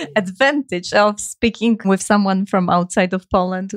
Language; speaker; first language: English; non-native, fluent; Polish